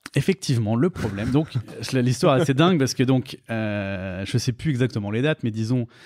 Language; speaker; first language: French; native; French